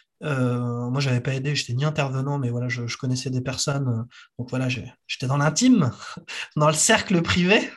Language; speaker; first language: French; native; French